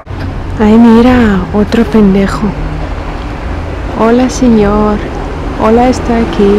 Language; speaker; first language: Spanish; non-native, fluent; Russian